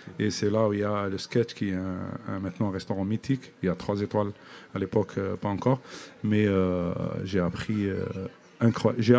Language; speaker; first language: French; non-native, local second language; Kabyle